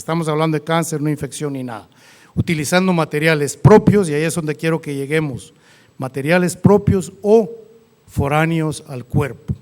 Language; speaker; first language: Spanish; native; Spanish